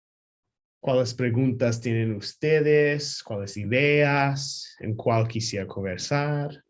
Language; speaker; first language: Spanish; non-native, learner; English